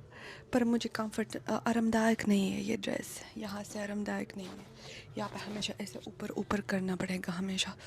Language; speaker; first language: Hindi; non-native, fluent; Russian